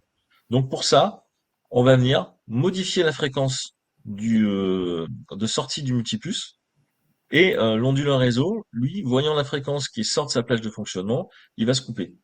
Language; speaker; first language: French; native; French